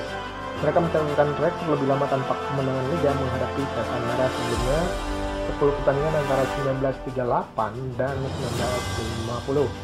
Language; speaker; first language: Indonesian; native; Indonesian